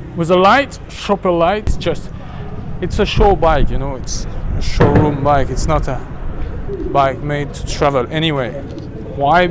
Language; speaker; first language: English; non-native, fluent; French